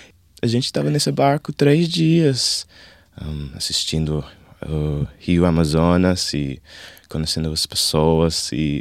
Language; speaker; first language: Portuguese; non-native, learner; English